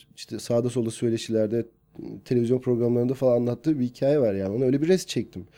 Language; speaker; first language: Turkish; non-native, local second language; Kurdish